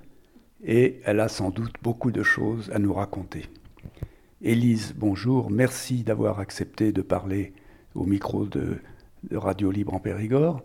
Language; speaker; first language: French; native; French